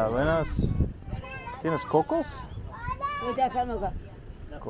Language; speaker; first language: Spanish; non-native, learner; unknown